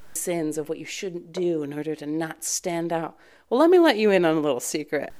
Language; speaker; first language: English; native; English